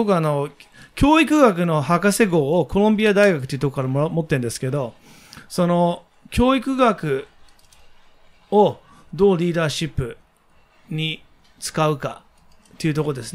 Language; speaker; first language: Japanese; native; Japanese